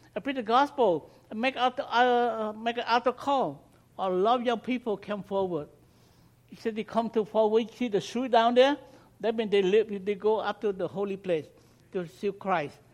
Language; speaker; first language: English; non-native, learner; Khmer